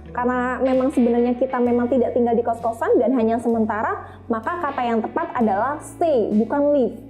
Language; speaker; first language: Indonesian; native; Indonesian